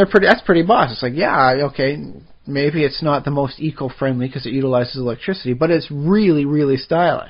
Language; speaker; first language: English; native; English